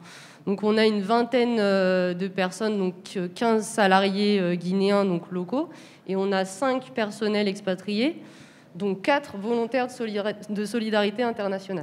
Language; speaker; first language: French; native; French